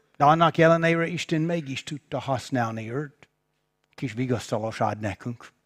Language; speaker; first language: Hungarian; non-native, fluent; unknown